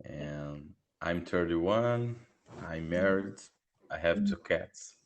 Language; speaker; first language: English; non-native, learner; Portuguese